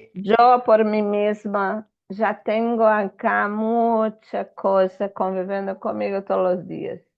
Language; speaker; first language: Spanish; non-native, fluent; Portuguese